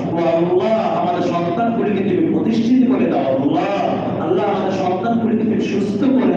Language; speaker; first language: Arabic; non-native, fluent; Bangla